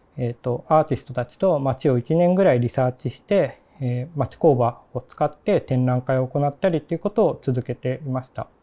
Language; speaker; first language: Japanese; native; Japanese